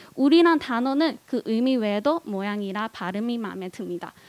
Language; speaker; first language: Korean; non-native, fluent; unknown